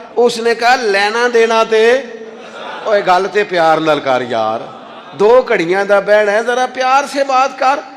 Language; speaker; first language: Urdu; non-native, local second language; Punjabi